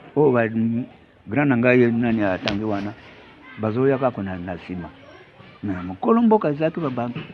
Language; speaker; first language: Lingala; native; Lingala